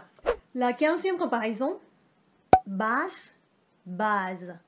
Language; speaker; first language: French; non-native, fluent; Thai